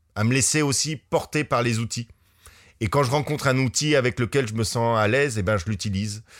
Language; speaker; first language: French; native; French